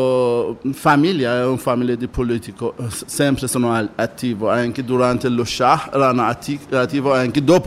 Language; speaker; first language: Italian; non-native, learner; Persian